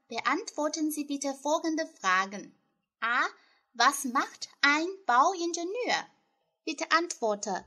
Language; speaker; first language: German; non-native, fluent; Chinese